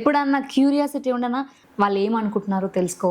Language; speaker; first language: Telugu; native; Telugu